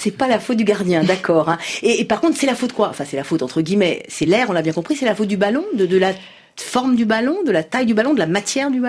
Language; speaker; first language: French; native; French